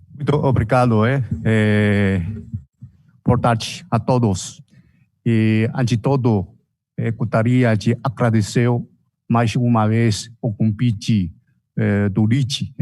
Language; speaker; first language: Portuguese; non-native, fluent; Chinese